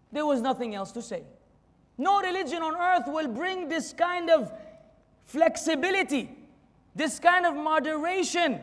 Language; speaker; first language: English; non-native, fluent; Arabic